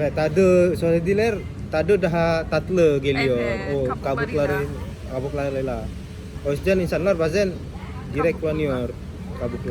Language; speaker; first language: Turkish; non-native, learner; Indonesian